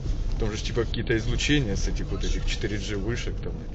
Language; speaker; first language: Russian; native; Russian